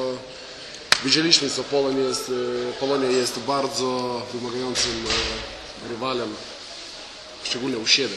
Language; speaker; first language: Polish; non-native, learner; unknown